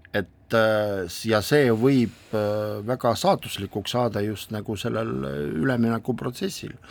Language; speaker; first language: Estonian; non-native, local second language; Russian